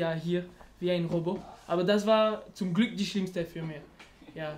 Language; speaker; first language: German; non-native, learner; French